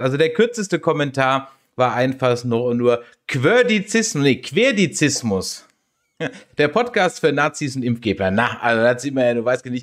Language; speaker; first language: German; native; German